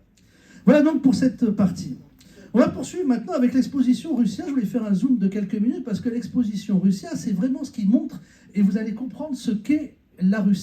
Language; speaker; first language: French; native; French